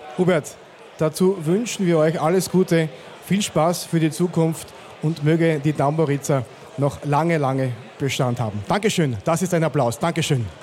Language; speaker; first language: German; native; German